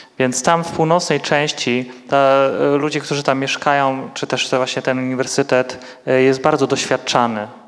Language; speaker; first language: Polish; native; Polish